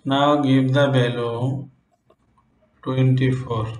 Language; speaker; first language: English; non-native, local second language; Bangla